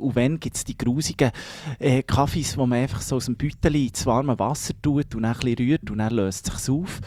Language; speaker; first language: German; native; German